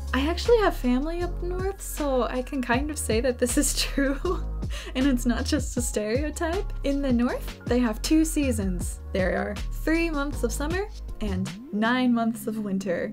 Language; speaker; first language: English; native; English